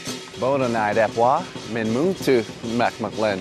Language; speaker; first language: Vietnamese; early bilingual, heritage; Vietnamese